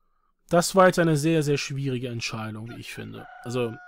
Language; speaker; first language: German; native; German